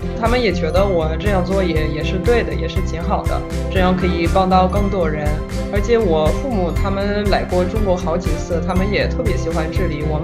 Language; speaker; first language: Chinese; non-native, fluent; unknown